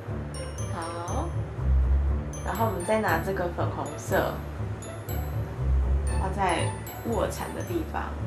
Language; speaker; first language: Chinese; native; Chinese